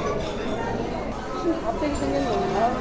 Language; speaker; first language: Korean; native; Korean